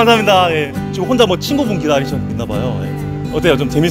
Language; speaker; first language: Korean; native; Korean